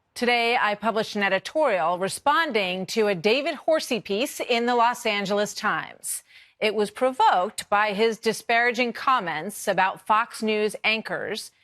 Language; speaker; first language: English; native; English